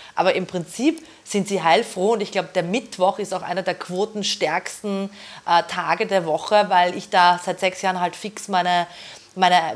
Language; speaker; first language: German; native; German